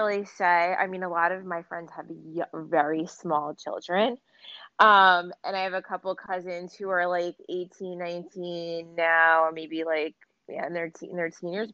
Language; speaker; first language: English; native; English